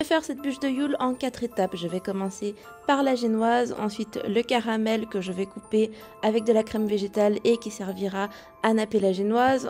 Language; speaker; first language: French; native; French